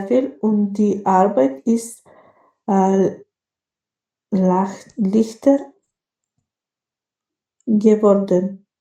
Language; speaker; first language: German; non-native, learner; Macedonian